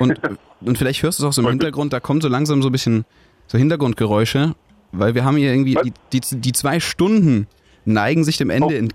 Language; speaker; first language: German; native; German